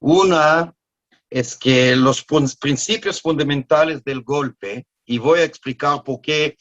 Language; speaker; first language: Spanish; non-native, learner; Hebrew